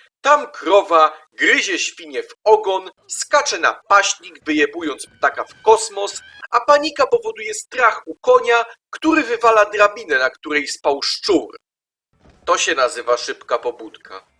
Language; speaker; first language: Polish; native; Polish